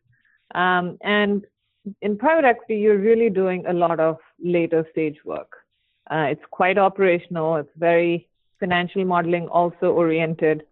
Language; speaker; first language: English; non-native, local second language; Hindi